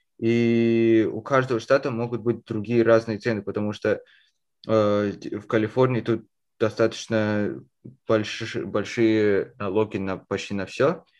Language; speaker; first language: Russian; early bilingual, heritage; Russian